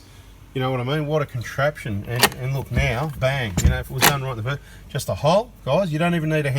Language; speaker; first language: English; native; English